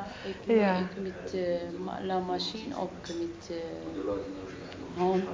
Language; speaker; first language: Dutch; non-native, learner; Arabic